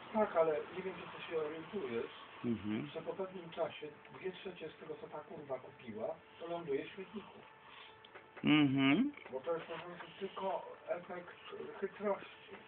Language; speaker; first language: Polish; native; Polish